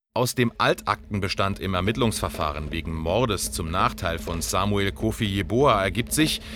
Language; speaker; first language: German; native; German